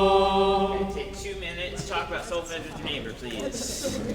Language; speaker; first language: English; native; English